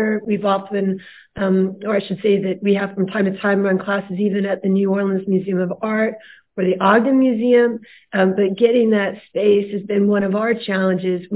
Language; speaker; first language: English; native; English